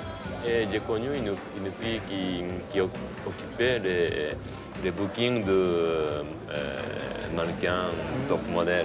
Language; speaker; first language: French; non-native, fluent; Japanese